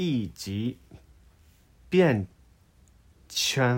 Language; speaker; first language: Chinese; non-native, learner; Japanese